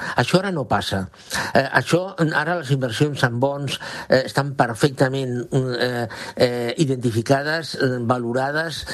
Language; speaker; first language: Catalan; non-native, local second language; Spanish